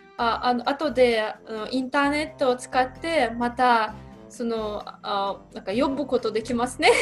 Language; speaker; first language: Japanese; non-native, fluent; Russian